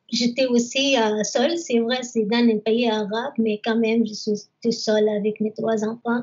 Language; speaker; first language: French; non-native, learner; Arabic